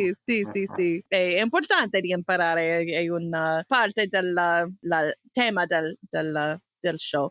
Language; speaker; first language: Italian; non-native, learner; English